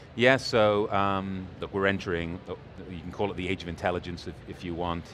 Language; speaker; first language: English; native; English